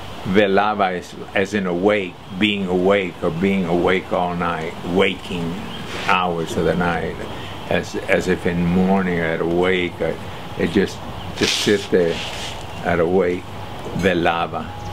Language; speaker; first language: English; early bilingual, other home language; Spanish